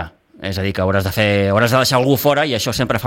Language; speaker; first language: Catalan; native; Catalan